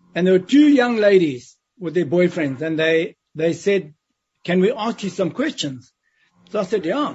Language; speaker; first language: English; native; English